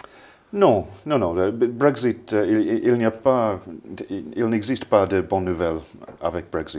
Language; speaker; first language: French; non-native, fluent; English